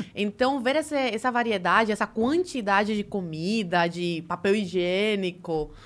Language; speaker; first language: Portuguese; early bilingual, other home language; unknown